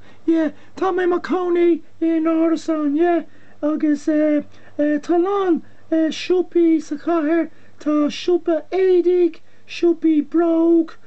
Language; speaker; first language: Irish; non-native, local second language; English